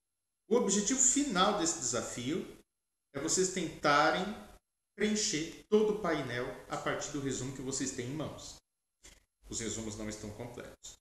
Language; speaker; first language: Portuguese; native; Portuguese